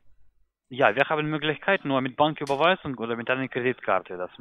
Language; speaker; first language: German; non-native, learner; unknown